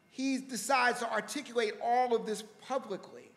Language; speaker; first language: English; native; English